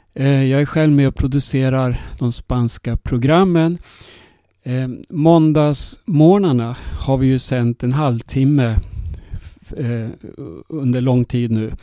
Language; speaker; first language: Spanish; non-native, fluent; Swedish